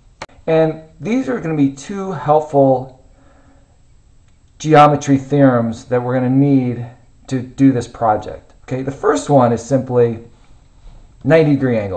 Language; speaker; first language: English; native; English